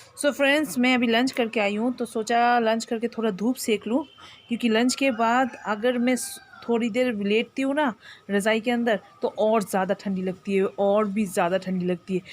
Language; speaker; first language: Hindi; non-native, local second language; Bangla